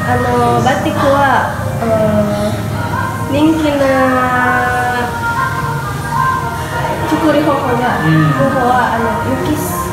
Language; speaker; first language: Japanese; non-native, learner; Indonesian